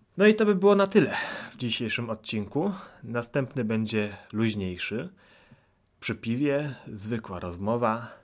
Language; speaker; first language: Polish; native; Polish